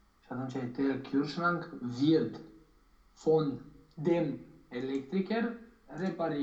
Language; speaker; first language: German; non-native, learner; Romanian